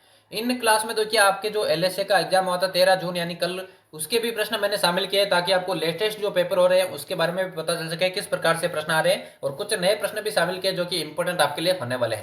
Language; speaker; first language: Hindi; native; Hindi